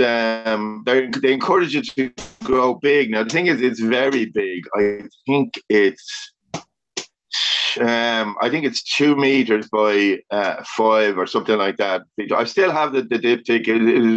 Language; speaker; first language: English; native; English